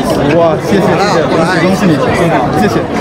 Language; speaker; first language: Chinese; non-native, learner; Bangla